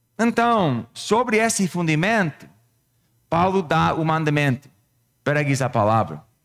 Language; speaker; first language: Portuguese; non-native, fluent; English